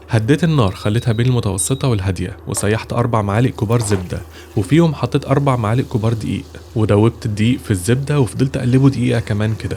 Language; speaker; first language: Arabic; native; Arabic